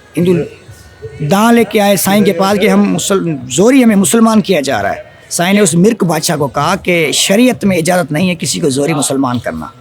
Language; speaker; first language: Urdu; non-native, local second language; Sindhi